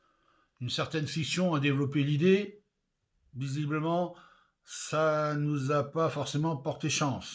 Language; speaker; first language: French; native; French